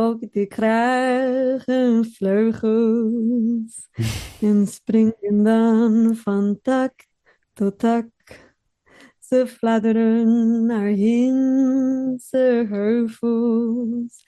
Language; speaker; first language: English; non-native, fluent; Spanish